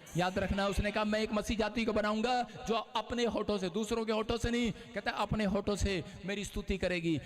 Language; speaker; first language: Hindi; non-native, local second language; Punjabi